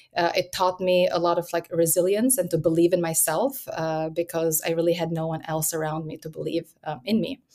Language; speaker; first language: English; early bilingual, other home language; Albanian